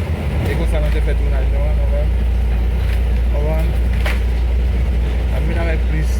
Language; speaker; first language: Portuguese; non-native, learner; Haitian Creole